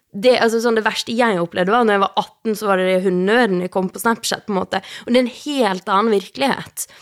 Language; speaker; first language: Norwegian; native; Norwegian